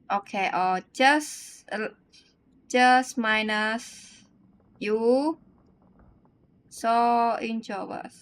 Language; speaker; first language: English; non-native, learner; Vietnamese